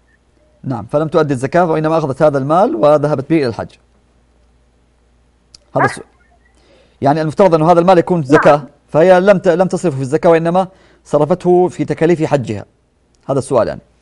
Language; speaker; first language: Arabic; native; Arabic